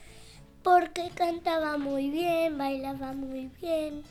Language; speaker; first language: Spanish; native; Spanish